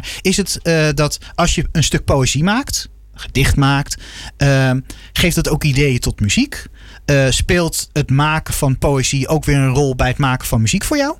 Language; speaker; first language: Dutch; native; Dutch